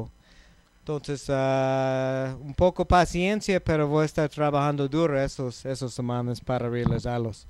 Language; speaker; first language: Spanish; non-native, learner; English